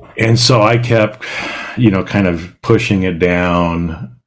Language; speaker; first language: English; native; English